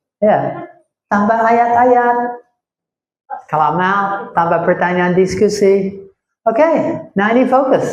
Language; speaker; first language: Indonesian; non-native, fluent; English